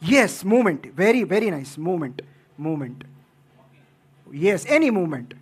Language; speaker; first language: English; non-native, local second language; Gujarati